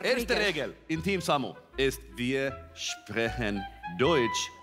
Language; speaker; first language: German; non-native, learner; Finnish